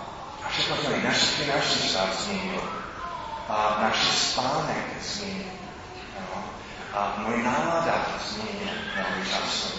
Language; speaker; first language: Czech; non-native, fluent; English